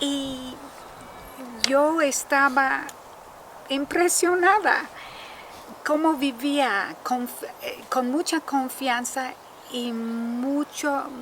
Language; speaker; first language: Spanish; non-native, fluent; English